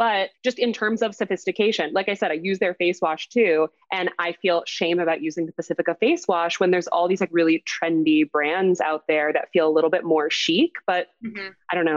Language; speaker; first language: English; native; English